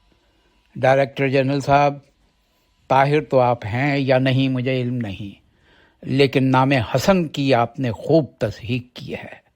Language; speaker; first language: Urdu; native; Urdu